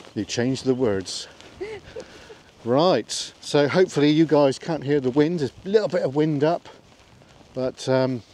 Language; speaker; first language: English; native; English